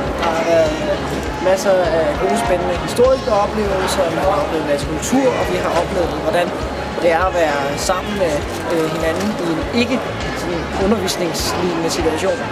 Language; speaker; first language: Danish; native; Danish